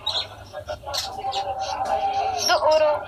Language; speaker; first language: English; non-native, learner; Arabic